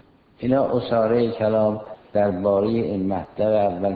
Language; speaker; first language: Persian; native; Persian